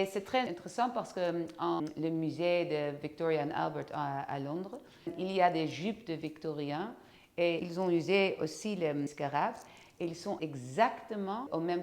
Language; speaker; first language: French; non-native, fluent; Dutch